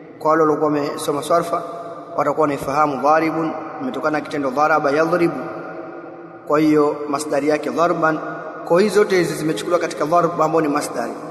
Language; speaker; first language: Swahili; native; Swahili